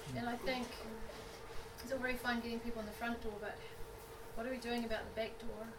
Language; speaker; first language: English; native; English